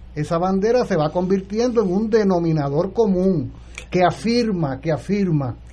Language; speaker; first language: Spanish; native; Spanish